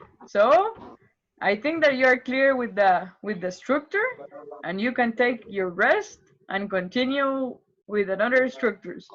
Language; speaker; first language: English; non-native, learner; Spanish